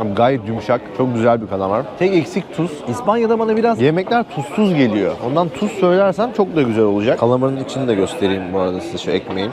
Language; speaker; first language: Turkish; native; Turkish